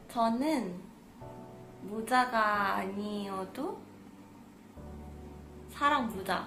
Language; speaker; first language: Korean; non-native, fluent; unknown